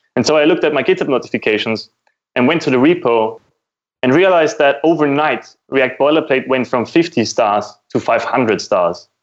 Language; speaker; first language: English; non-native, fluent; German